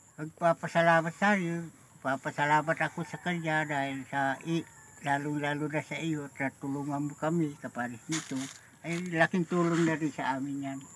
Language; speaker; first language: Filipino; native; Filipino